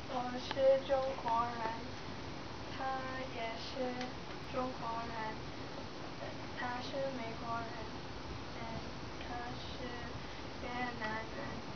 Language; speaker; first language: Chinese; non-native, learner; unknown